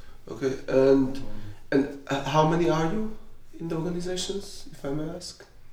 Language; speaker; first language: English; non-native, fluent; Hebrew